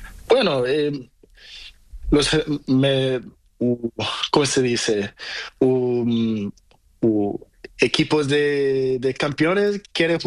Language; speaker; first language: Spanish; non-native, learner; Portuguese